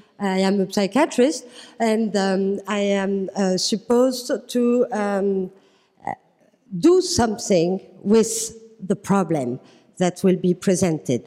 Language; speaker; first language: English; non-native, fluent; French